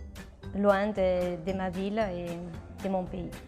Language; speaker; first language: French; non-native, fluent; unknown